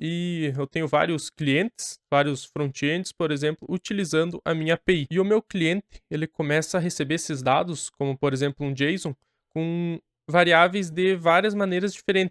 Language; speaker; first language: Portuguese; native; Portuguese